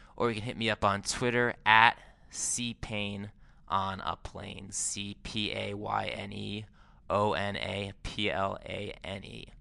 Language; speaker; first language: English; native; English